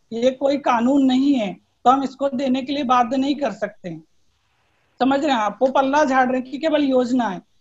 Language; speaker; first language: Hindi; native; Hindi